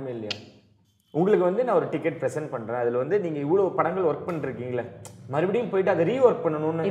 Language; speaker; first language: Tamil; native; Tamil